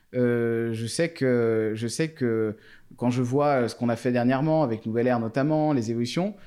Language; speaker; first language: French; native; French